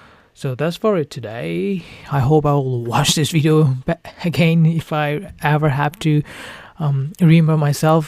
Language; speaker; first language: English; non-native, fluent; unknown